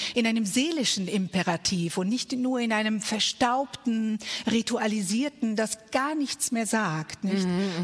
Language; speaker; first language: German; early bilingual, other home language; Croatian